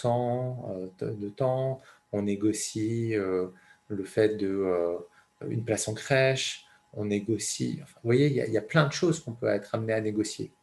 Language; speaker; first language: French; native; French